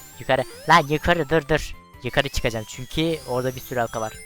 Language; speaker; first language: Turkish; native; Turkish